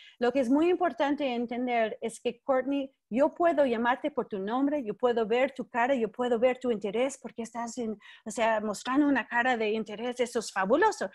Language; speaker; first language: Spanish; non-native, fluent; English